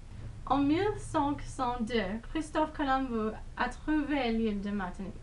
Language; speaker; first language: French; non-native, learner; English